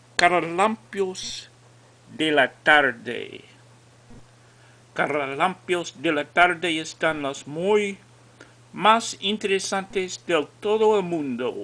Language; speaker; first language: Spanish; non-native, learner; English